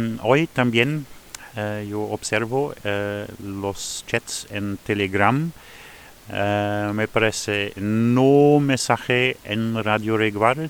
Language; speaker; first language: Spanish; non-native, fluent; Luxembourgish